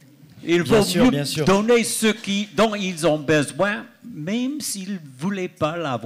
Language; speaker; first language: French; non-native, fluent; English